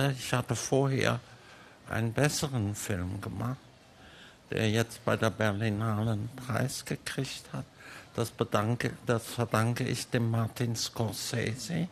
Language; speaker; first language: German; early bilingual, heritage; German